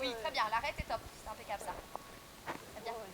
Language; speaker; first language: French; native; French